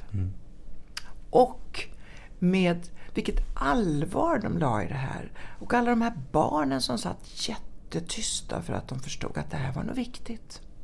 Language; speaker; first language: Swedish; early bilingual, other home language; Italian